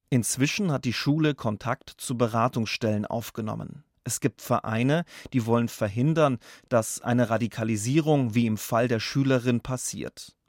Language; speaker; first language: German; native; German